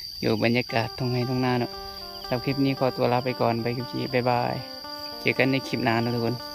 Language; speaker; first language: Thai; non-native, local second language; Northeastern Thai